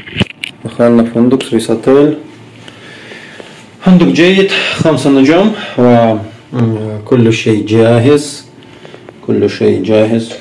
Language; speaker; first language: Arabic; non-native, fluent; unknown